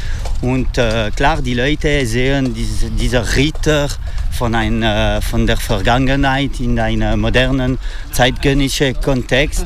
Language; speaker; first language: German; non-native, fluent; French